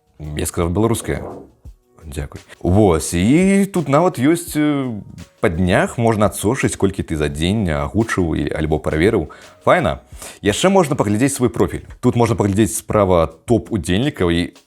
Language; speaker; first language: Belarusian; non-native, local second language; Russian